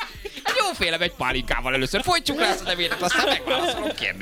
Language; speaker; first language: Hungarian; native; Hungarian